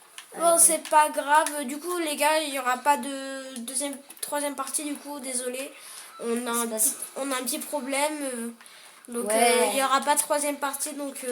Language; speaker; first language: French; native; French